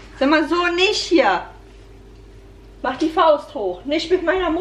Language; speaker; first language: German; native; German